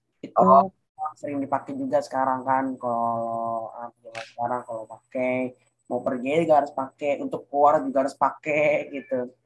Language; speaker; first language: Indonesian; native; Indonesian